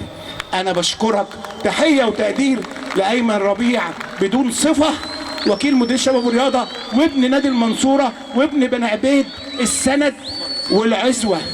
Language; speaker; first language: Arabic; native; Arabic